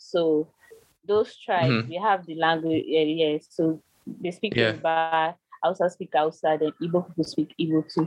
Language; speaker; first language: English; non-native, local second language; Yoruba